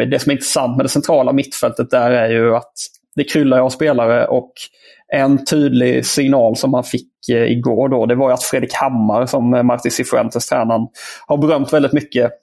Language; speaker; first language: Swedish; native; Swedish